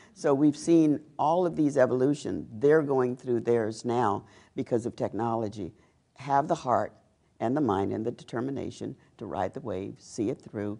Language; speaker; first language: English; native; English